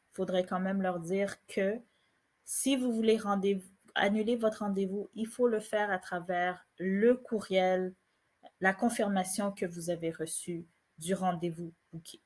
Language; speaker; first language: French; native; French